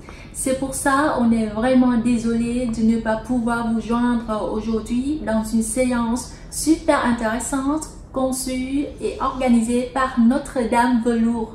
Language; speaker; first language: French; non-native, fluent; Vietnamese